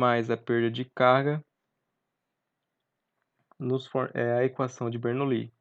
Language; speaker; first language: Portuguese; native; Portuguese